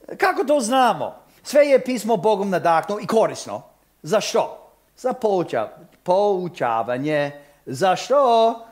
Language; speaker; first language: Croatian; early bilingual, heritage; Croatian